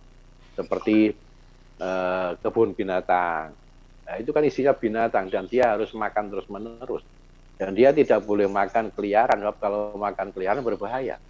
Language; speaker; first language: Indonesian; native; Indonesian